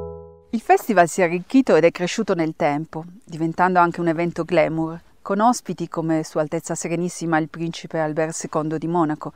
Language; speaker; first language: Italian; native; Italian